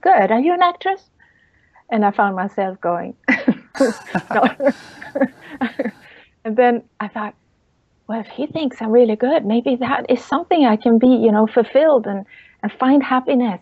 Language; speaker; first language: English; non-native, fluent; Swedish